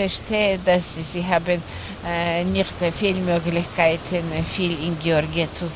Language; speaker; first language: German; non-native, learner; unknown